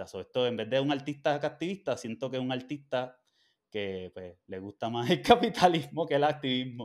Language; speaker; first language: Spanish; native; Spanish